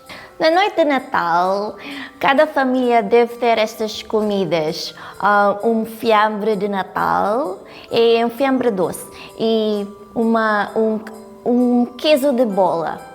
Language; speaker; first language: Portuguese; non-native, fluent; Cebuano